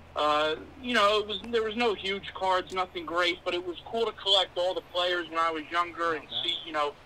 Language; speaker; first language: English; native; English